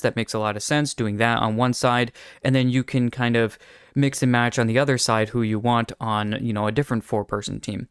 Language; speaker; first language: English; native; English